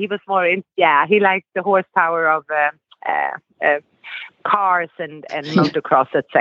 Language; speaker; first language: English; non-native, fluent; Swedish